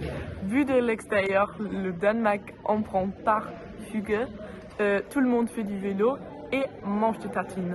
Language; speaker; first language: French; non-native, learner; Danish